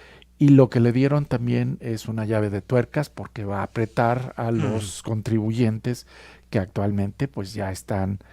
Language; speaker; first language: Spanish; native; Spanish